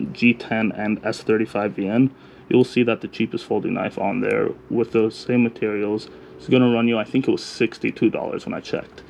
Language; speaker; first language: English; native; English